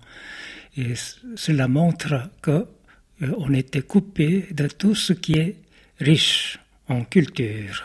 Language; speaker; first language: French; non-native, fluent; Korean